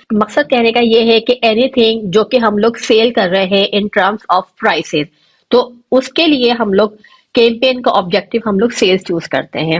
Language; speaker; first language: Urdu; native; Urdu